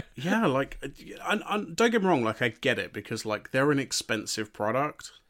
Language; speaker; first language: English; native; English